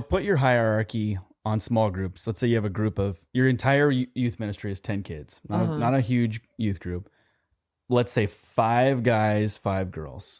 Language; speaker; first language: English; native; English